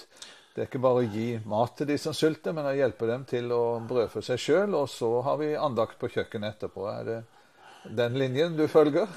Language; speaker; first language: Norwegian; native; Norwegian